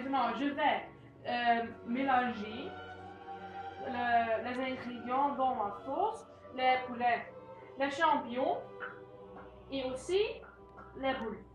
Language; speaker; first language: French; non-native, learner; Dutch